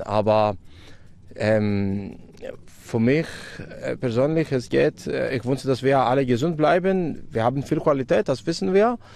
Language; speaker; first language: German; non-native, fluent; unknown